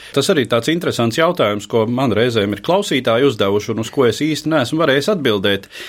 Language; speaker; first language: Latvian; native; Latvian